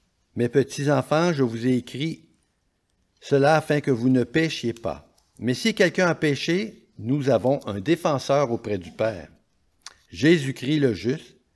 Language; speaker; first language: French; native; French